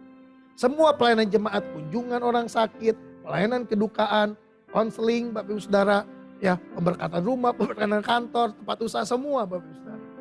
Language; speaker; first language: Indonesian; native; Indonesian